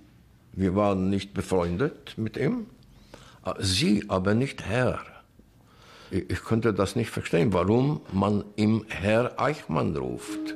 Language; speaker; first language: German; non-native, fluent; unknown